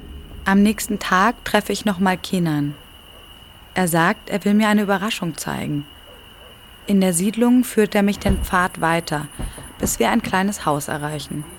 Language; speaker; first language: German; native; German